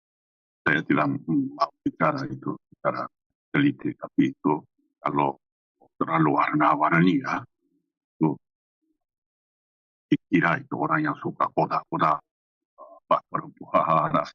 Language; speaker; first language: Indonesian; non-native, fluent; Korean